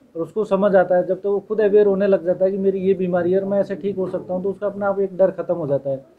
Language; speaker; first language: Hindi; native; Hindi